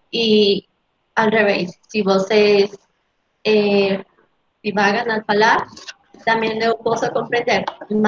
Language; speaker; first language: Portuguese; non-native, learner; Spanish